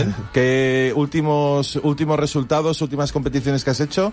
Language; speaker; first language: Spanish; native; Spanish